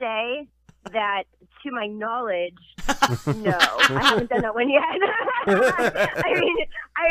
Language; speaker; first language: English; native; English